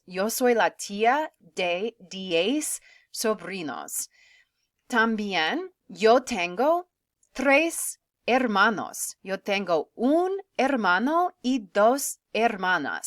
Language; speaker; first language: Spanish; non-native, fluent; English